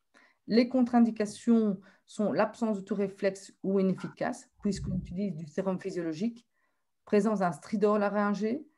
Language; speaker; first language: French; native; French